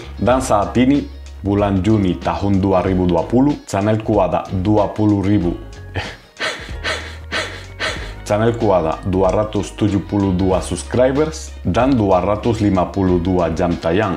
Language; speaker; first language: Indonesian; non-native, fluent; Spanish